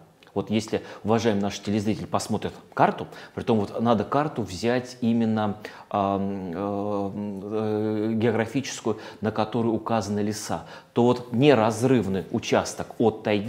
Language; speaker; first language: Russian; native; Russian